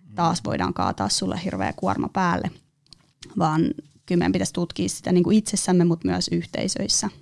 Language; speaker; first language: Finnish; native; Finnish